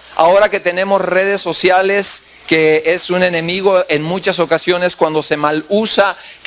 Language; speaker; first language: Spanish; native; Spanish